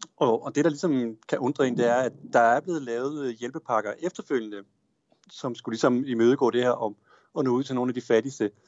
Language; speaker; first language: Danish; native; Danish